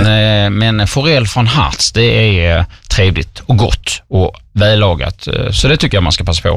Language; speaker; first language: Swedish; native; Swedish